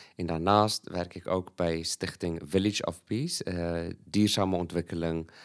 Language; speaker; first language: Dutch; non-native, fluent; English